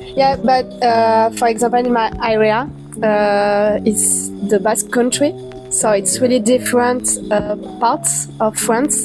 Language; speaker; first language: English; non-native, fluent; French